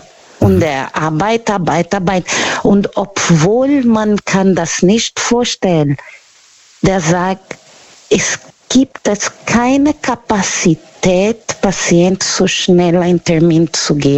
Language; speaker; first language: German; non-native, learner; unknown